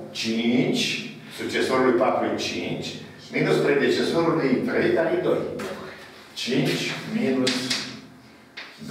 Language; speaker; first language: Romanian; native; Romanian